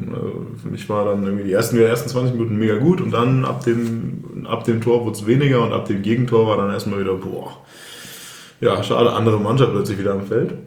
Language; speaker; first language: German; native; German